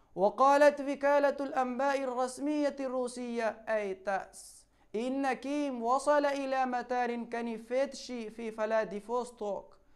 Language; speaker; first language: Arabic; non-native, fluent; Urdu